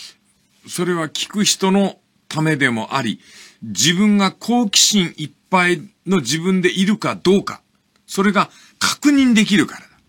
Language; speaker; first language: Japanese; native; Japanese